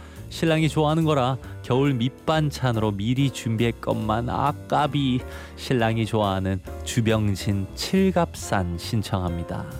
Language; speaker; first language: Korean; native; Korean